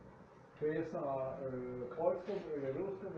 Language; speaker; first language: Polish; non-native, learner; Arabic